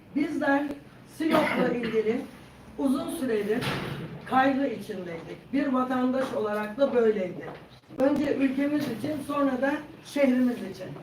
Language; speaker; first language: Turkish; native; Turkish